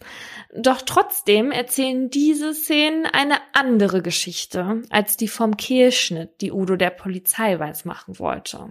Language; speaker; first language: German; native; German